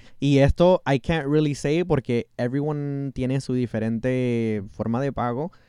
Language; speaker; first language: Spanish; early bilingual, heritage; Spanish